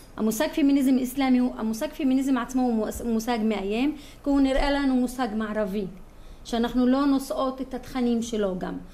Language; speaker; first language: Hebrew; non-native, local second language; Arabic